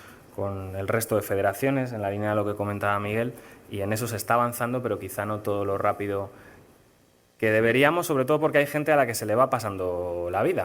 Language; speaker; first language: Spanish; native; Spanish